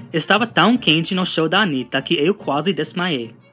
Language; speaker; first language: Portuguese; non-native, fluent; English